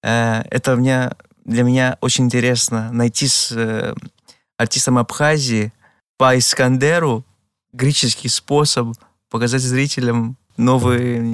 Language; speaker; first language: Russian; non-native, fluent; Greek